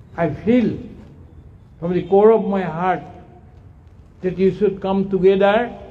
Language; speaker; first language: English; non-native, local second language; Assamese